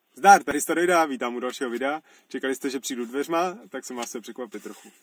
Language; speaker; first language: Czech; native; Czech